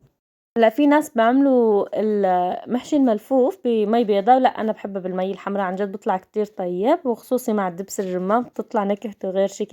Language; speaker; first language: Arabic; native; Arabic